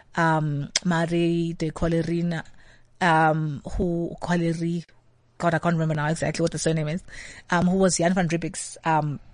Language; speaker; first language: English; non-native, local second language; Xhosa